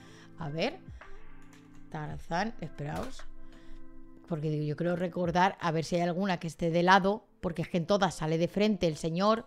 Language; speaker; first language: Spanish; native; Spanish